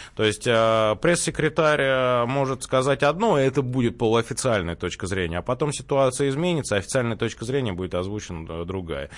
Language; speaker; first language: Russian; native; Russian